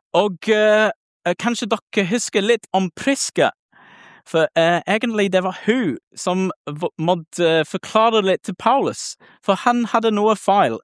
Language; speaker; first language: Norwegian; non-native, learner; English